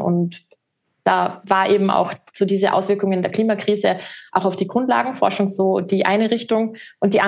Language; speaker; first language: German; native; German